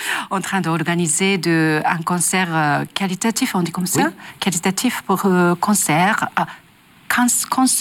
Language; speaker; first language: French; non-native, learner; Japanese